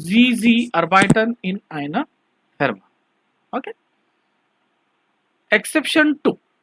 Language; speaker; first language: German; non-native, learner; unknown